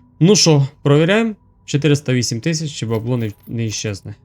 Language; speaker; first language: Ukrainian; native; Ukrainian